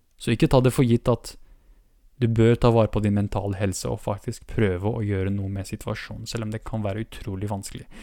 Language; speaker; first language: Norwegian; early bilingual, other home language; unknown